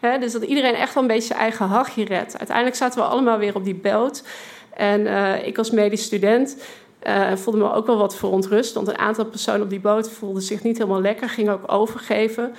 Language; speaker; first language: Dutch; native; Dutch